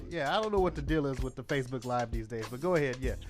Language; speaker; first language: English; native; English